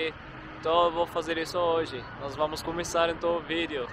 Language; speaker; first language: Portuguese; non-native, fluent; Arabic